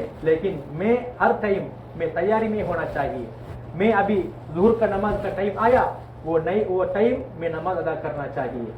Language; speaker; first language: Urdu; non-native, fluent; Tamil